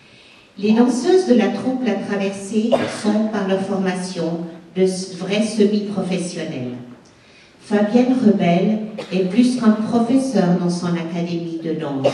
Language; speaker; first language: French; native; French